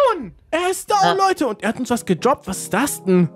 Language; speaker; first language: German; native; German